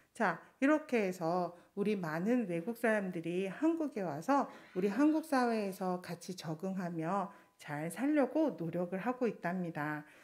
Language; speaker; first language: Korean; non-native, fluent; Chinese